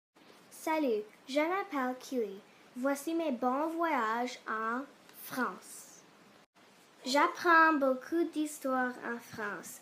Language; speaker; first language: French; non-native, learner; English